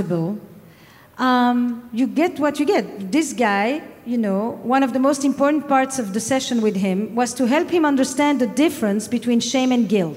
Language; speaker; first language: English; non-native, fluent; French